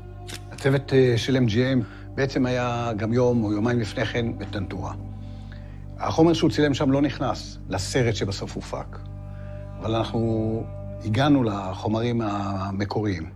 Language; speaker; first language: Hebrew; native; Hebrew